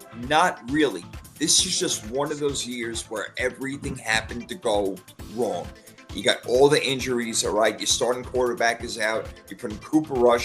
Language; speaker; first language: English; native; English